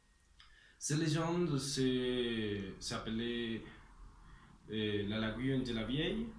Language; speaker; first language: French; non-native, learner; Spanish